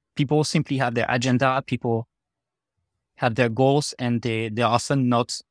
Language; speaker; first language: English; non-native, fluent; French